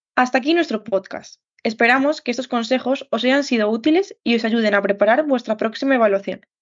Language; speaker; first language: Spanish; native; Spanish